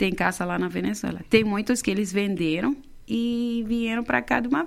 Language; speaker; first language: Portuguese; non-native, fluent; Spanish